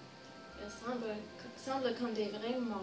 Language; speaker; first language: French; non-native, learner; English